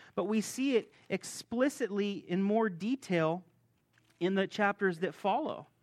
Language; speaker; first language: English; native; English